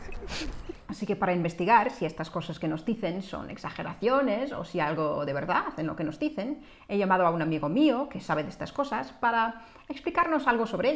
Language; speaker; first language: Spanish; non-native, fluent; English